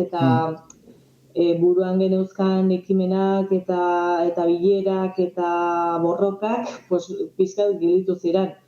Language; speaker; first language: Basque; non-native, local second language; Spanish